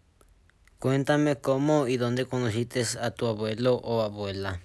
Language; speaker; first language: Spanish; early bilingual, heritage; Spanish